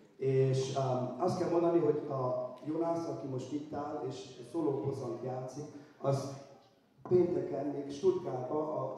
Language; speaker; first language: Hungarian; non-native, learner; German